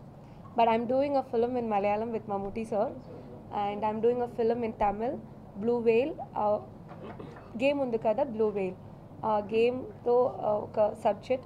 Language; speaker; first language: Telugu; non-native, local second language; Malayalam